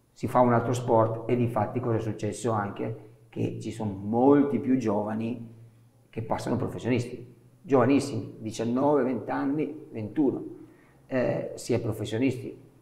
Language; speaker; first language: Italian; native; Italian